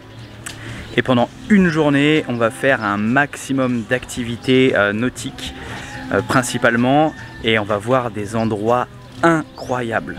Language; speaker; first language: French; native; French